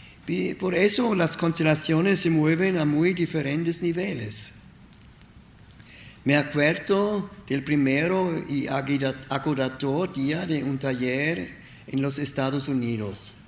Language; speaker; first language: Spanish; non-native, learner; German